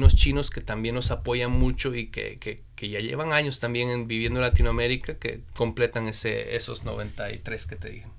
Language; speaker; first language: Spanish; native; Spanish